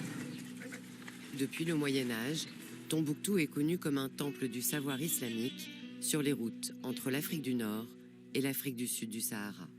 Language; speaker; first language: French; native; French